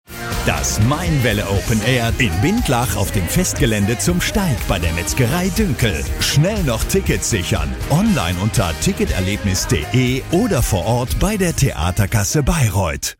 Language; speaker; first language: German; native; German